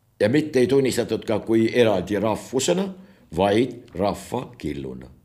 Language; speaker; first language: Estonian; native; Estonian